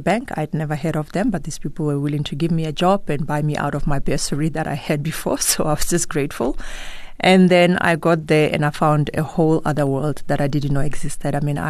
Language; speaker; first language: English; non-native, local second language; Tswana